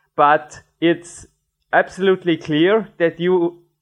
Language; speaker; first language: English; non-native, fluent; German